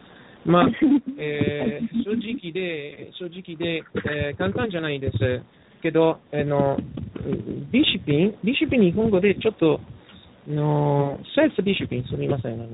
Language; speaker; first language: Japanese; non-native, learner; Italian